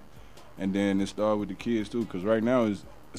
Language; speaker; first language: English; native; English